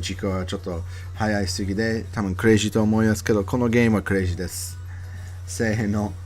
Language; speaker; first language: Japanese; non-native, learner; English